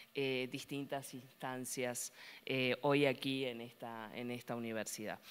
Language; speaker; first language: Spanish; native; Spanish